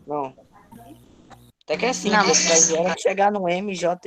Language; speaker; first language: Portuguese; native; Portuguese